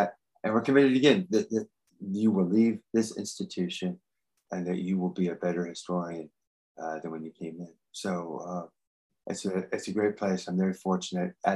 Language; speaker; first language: English; native; English